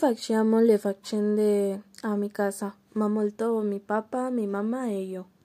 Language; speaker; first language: Italian; non-native, learner; Spanish